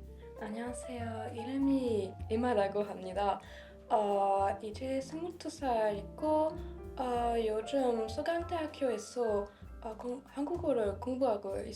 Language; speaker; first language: Korean; non-native, learner; French